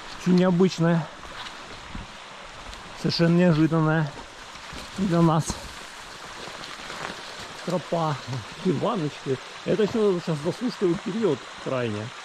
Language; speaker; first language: Russian; native; Russian